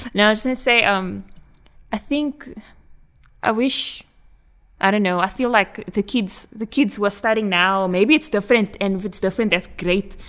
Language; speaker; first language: English; native; English